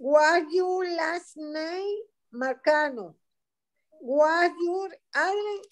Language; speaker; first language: English; non-native, learner; Spanish